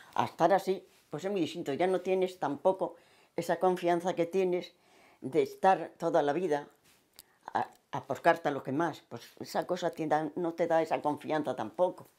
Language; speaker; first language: Spanish; native; Spanish